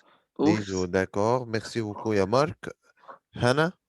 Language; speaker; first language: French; non-native, fluent; Arabic